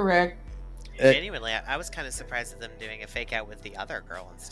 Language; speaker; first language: English; native; English